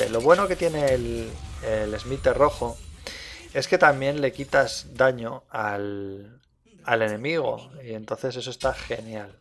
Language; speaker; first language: Spanish; native; Spanish